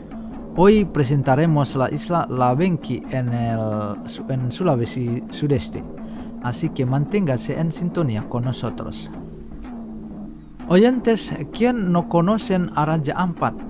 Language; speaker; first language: Spanish; non-native, fluent; Indonesian